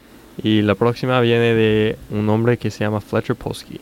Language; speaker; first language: Spanish; non-native, fluent; English